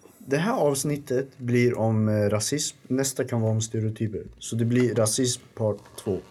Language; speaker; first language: Swedish; early bilingual, other home language; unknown